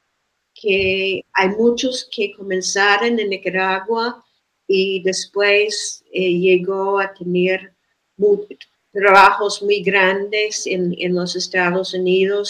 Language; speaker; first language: Spanish; non-native, fluent; English